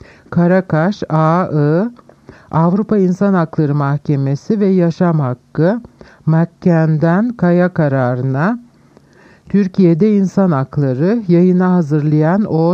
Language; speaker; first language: Turkish; native; Turkish